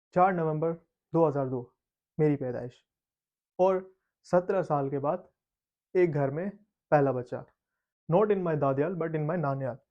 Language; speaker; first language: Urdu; native; Urdu